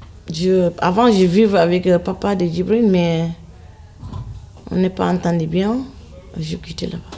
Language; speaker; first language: French; non-native, learner; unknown